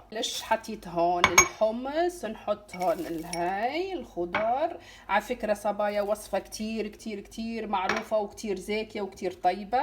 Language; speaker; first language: Arabic; native; Arabic